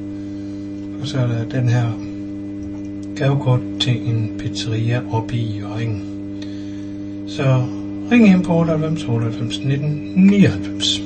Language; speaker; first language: Danish; native; Danish